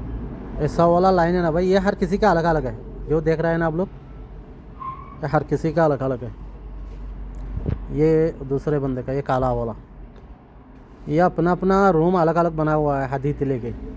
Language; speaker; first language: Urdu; non-native, fluent; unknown